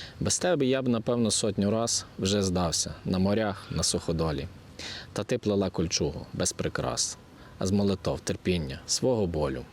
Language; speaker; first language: Ukrainian; native; Ukrainian